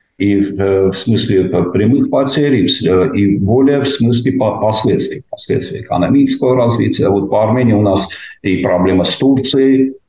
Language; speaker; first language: Russian; non-native, local second language; Armenian